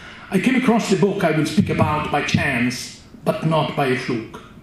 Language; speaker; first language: English; non-native, fluent; Italian